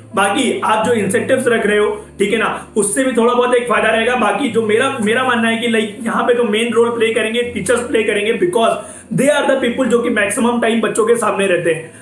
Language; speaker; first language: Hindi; native; Hindi